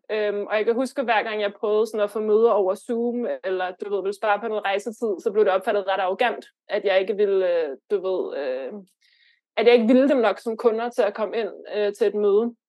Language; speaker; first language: Danish; early bilingual, other home language; Lithuanian